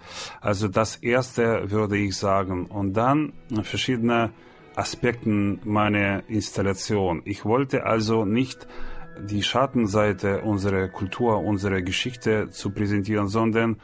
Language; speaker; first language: German; non-native, learner; Russian